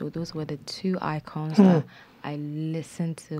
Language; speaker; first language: English; non-native, local second language; Akan